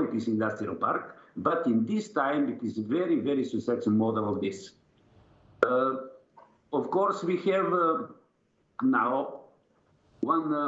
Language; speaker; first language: English; non-native, learner; Serbian